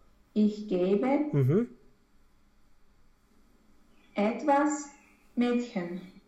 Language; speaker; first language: German; non-native, learner; Romanian